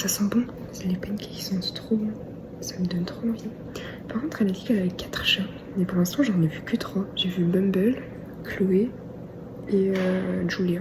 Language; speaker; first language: French; native; French